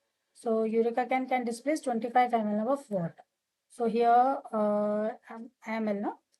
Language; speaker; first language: English; non-native, local second language; Hindi